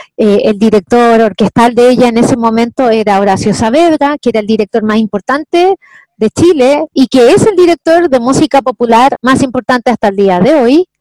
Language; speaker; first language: Spanish; native; Spanish